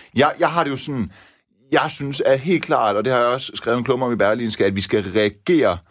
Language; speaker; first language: Danish; early bilingual, other home language; Persian